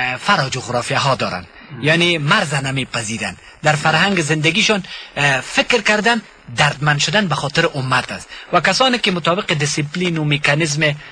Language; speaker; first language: Persian; native; Persian